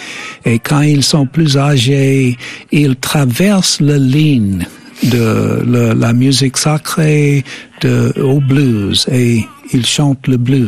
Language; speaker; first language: French; non-native, fluent; English